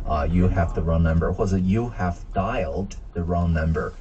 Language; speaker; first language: English; non-native, fluent; Chinese